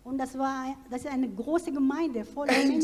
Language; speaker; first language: German; non-native, fluent; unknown